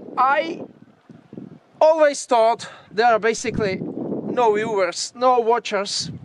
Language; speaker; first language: English; non-native, fluent; Czech